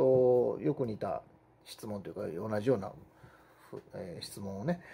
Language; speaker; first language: Japanese; native; Japanese